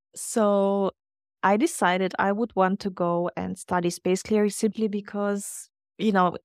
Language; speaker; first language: English; non-native, fluent; German